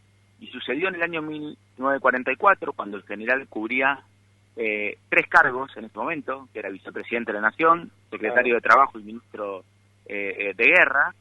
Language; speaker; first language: Spanish; native; Spanish